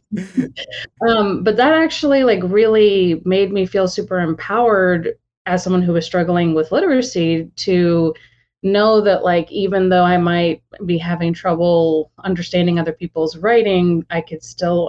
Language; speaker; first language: English; native; English